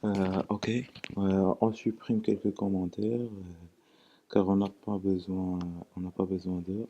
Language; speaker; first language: French; non-native, local second language; Arabic